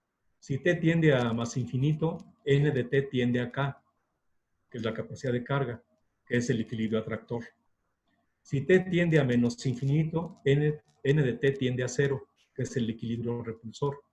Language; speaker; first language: Spanish; native; Spanish